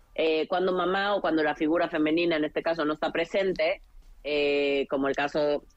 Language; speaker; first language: Spanish; native; Spanish